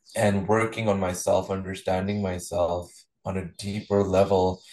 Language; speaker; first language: English; non-native, local second language; Punjabi